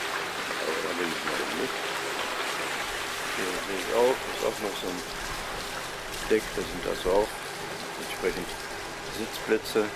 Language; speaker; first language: German; native; German